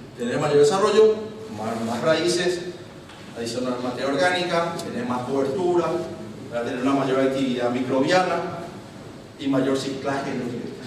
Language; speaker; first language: Spanish; native; Spanish